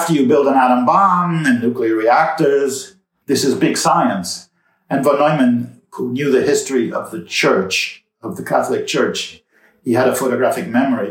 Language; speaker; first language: English; native; English